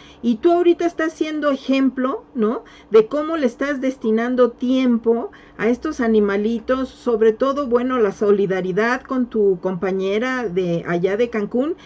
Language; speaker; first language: Spanish; native; Spanish